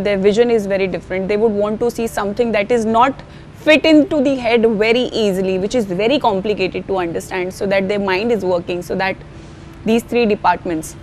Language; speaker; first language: English; non-native, local second language; Hindi